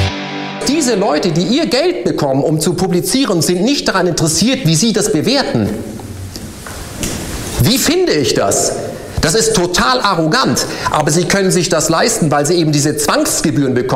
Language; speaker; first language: German; native; German